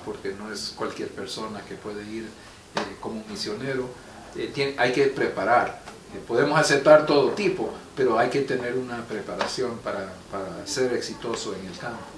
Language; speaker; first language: Spanish; non-native, local second language; English